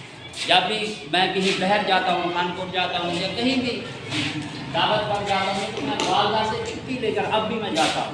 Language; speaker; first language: Urdu; native; Urdu